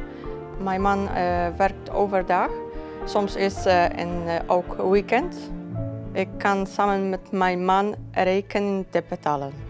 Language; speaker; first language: Dutch; non-native, learner; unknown